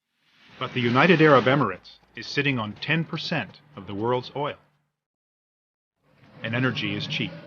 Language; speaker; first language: English; native; English